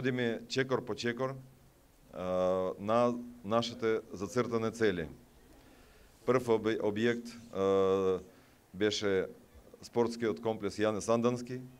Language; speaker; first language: Macedonian; non-native, fluent; Russian